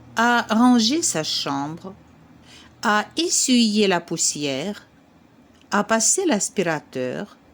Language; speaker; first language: French; non-native, fluent; Ukrainian